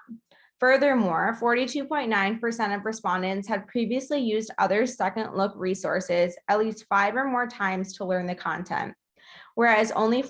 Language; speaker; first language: English; native; English